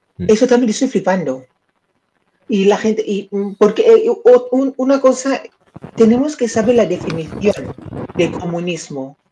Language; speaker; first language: Spanish; native; Spanish